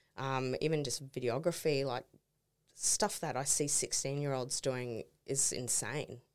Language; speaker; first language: English; native; English